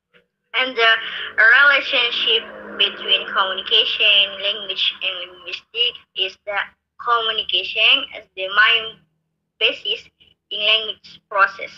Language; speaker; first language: English; non-native, learner; Indonesian